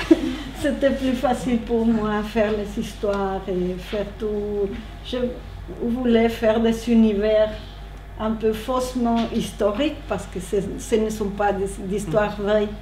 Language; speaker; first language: French; non-native, learner; Spanish